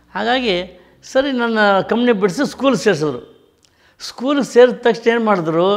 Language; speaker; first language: Kannada; native; Kannada